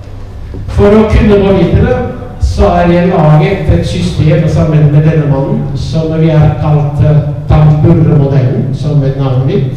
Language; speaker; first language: Norwegian; non-native, fluent; Italian